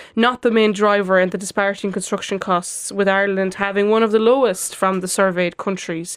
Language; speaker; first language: English; non-native, fluent; Lithuanian